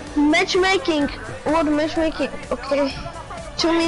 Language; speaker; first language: English; non-native, learner; Slovak